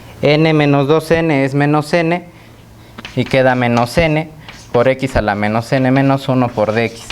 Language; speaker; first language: Spanish; native; Spanish